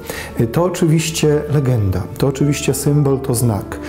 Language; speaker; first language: Polish; native; Polish